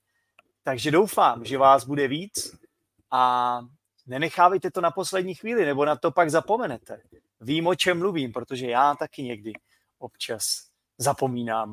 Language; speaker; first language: Czech; native; Czech